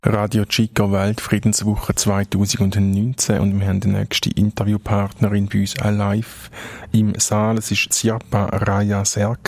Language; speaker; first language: German; native; German